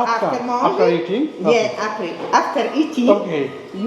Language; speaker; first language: English; non-native, learner; Arabic